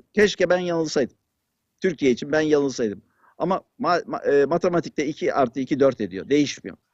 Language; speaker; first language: Turkish; native; Turkish